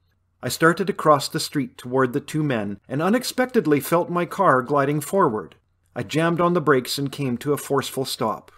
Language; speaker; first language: English; native; English